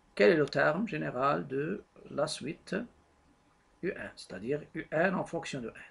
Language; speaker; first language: French; non-native, local second language; Arabic